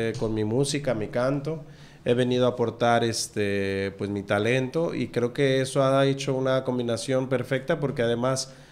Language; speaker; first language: Spanish; native; Spanish